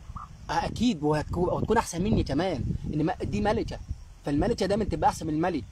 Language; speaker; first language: Arabic; native; Arabic